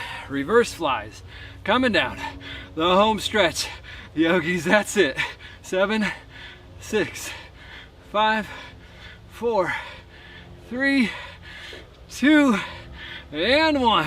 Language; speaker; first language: English; native; English